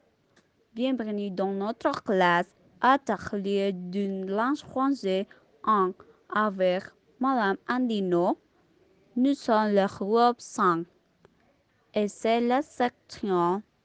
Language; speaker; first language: French; non-native, learner; Spanish